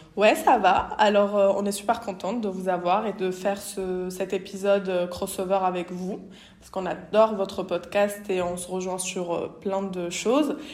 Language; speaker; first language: French; native; French